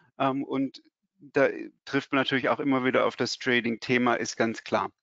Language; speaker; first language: German; native; German